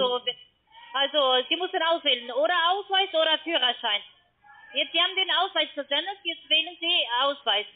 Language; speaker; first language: German; non-native, learner; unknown